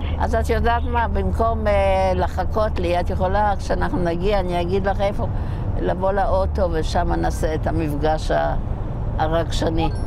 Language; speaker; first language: Hebrew; non-native, fluent; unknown